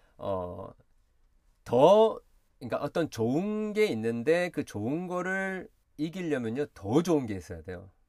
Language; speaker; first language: Korean; early bilingual, heritage; Korean